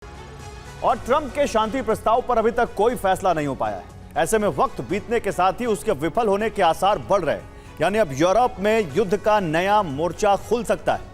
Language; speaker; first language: Hindi; native; Hindi